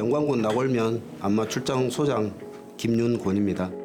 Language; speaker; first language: Korean; native; Korean